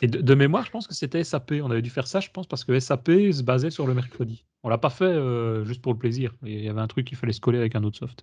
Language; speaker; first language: French; native; French